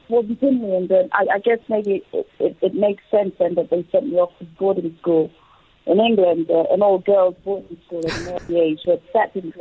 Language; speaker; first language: English; non-native, local second language; Krio